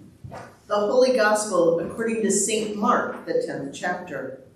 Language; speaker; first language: English; native; English